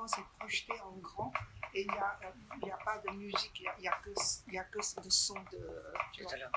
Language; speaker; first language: French; non-native, fluent; Chinese